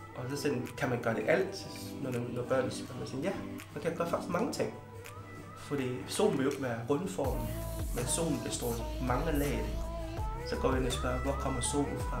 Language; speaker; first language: Danish; early bilingual, other home language; Vietnamese